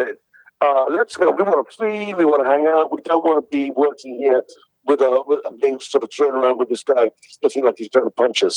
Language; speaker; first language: English; native; English